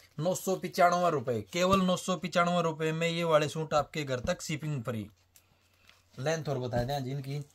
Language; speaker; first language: Hindi; native; Hindi